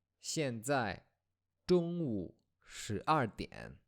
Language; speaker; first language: Chinese; non-native, fluent; Polish